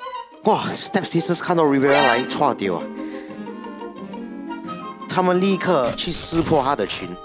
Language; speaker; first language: Chinese; native; Chinese